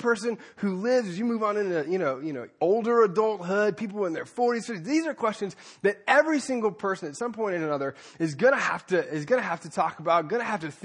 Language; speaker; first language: English; native; English